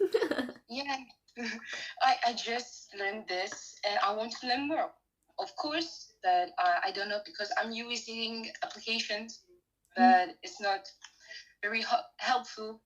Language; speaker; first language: English; non-native, learner; French